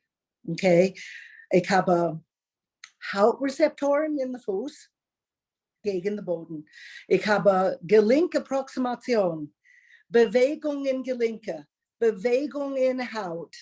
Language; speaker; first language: German; non-native, learner; English